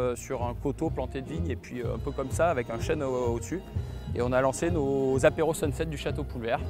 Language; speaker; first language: French; native; French